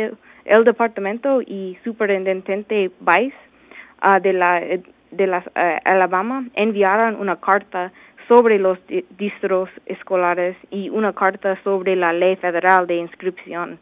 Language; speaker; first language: Spanish; non-native, learner; English